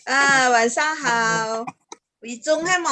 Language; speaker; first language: Chinese; early bilingual, heritage; Chinese